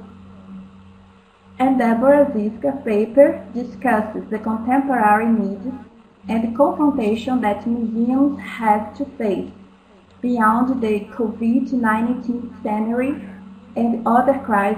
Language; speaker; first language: English; non-native, fluent; Portuguese